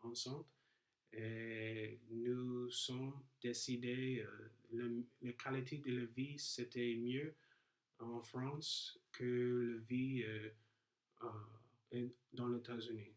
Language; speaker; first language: French; non-native, learner; English